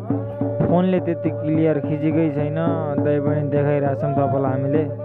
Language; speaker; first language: Nepali; native; Nepali